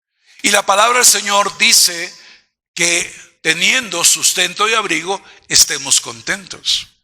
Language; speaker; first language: Spanish; native; Spanish